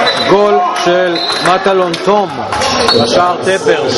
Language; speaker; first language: Hebrew; native; Hebrew